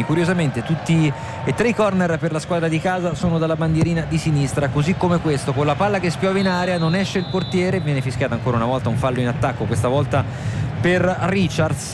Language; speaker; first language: Italian; native; Italian